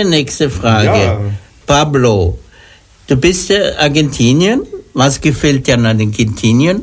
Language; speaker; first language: German; native; German